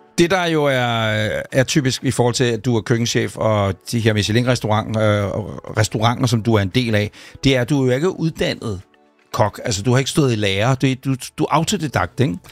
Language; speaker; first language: Danish; native; Danish